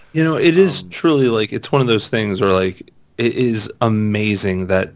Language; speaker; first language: English; native; English